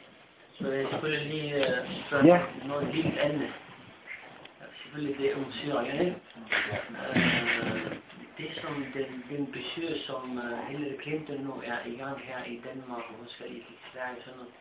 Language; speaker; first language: Danish; non-native, fluent; Arabic